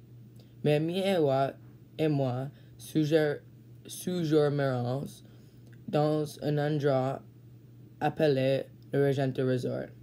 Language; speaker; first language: French; non-native, learner; English